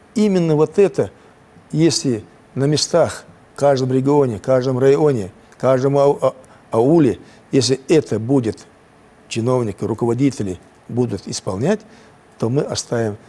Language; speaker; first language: Russian; non-native, local second language; Chechen